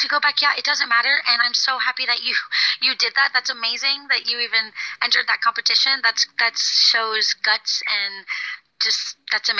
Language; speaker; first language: English; native; English